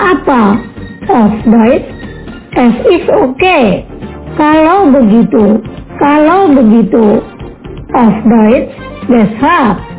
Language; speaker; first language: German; non-native, fluent; Indonesian